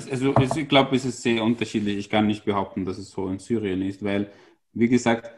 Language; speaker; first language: German; non-native, fluent; Arabic